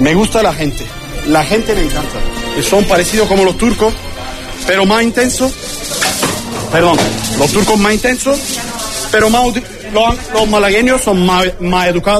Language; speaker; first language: Spanish; non-native, learner; Turkish